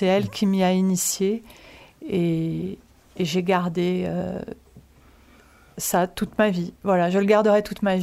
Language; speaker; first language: French; early bilingual, other home language; Italian